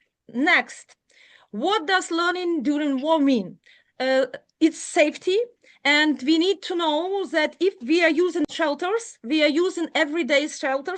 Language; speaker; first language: English; non-native, learner; Ukrainian